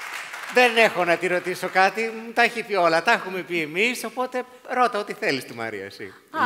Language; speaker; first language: Greek; native; Greek